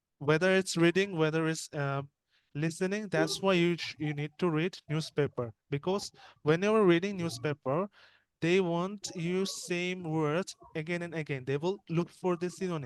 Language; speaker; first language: English; non-native, fluent; Bangla